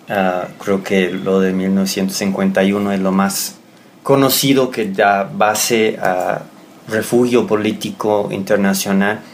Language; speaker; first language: Spanish; non-native, fluent; English